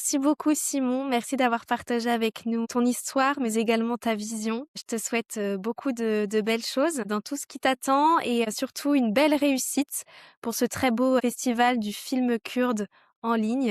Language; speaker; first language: French; native; French